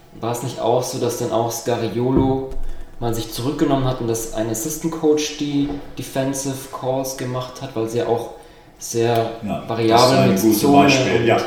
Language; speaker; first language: German; native; German